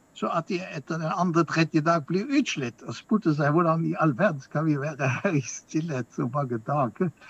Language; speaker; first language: Norwegian; non-native, fluent; German